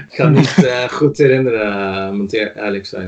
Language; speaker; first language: Dutch; non-native, fluent; Norwegian